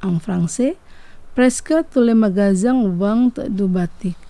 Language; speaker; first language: French; non-native, fluent; Indonesian